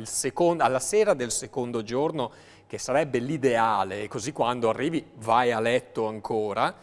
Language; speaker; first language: Italian; native; Italian